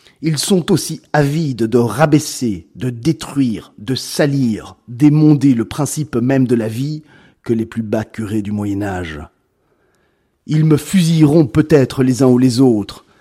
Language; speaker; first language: French; native; French